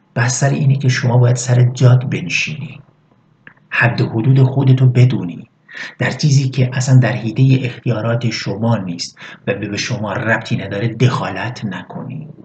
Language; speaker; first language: Persian; non-native, local second language; Kurdish